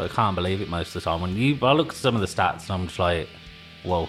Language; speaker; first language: English; native; English